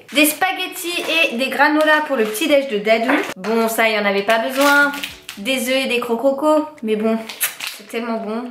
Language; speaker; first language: French; native; French